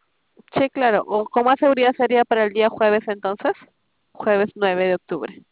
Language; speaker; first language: Spanish; native; Spanish